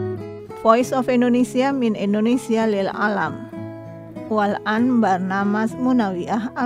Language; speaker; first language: Arabic; non-native, fluent; Indonesian